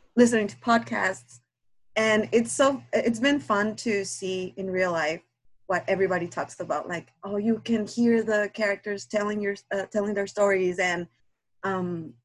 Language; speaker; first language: English; non-native, fluent; Spanish